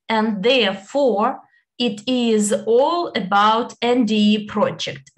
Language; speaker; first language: English; non-native, fluent; Italian